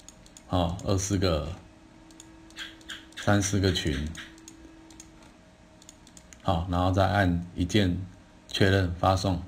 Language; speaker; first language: Chinese; native; Chinese